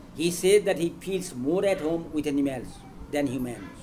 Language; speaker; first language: English; non-native, local second language; Assamese